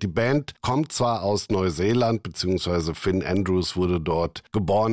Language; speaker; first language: German; native; German